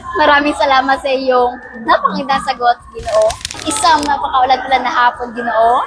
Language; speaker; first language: Filipino; non-native, local second language; Aklanon